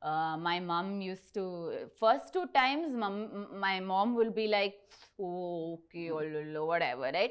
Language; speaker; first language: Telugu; non-native, learner; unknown